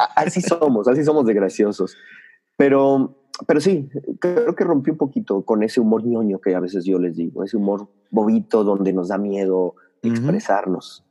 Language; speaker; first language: Spanish; native; Spanish